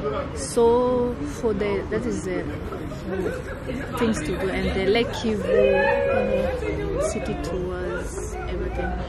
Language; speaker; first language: English; non-native, local second language; Kinyarwanda